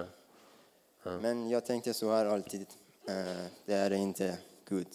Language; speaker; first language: Swedish; non-native, learner; Persian